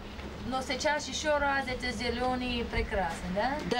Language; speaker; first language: Russian; non-native, learner; English